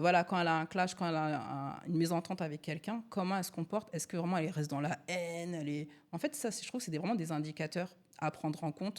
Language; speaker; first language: French; native; French